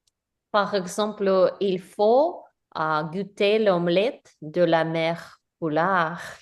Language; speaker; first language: French; non-native, learner; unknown